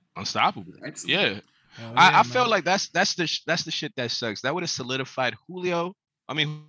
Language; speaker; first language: English; early bilingual, other home language; Spanish